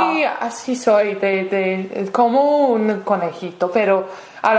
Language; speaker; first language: Spanish; non-native, fluent; English